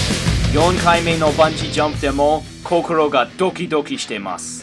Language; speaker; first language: Japanese; non-native, learner; English